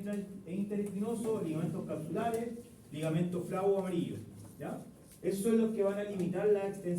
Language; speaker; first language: Spanish; native; Spanish